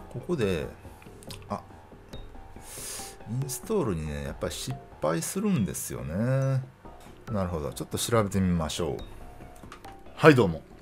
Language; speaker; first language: Japanese; native; Japanese